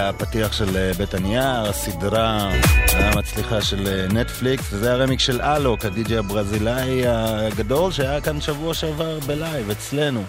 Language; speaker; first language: Hebrew; native; Hebrew